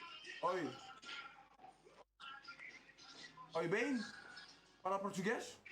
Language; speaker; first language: Portuguese; non-native, learner; French